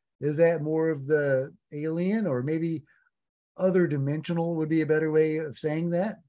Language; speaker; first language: English; native; English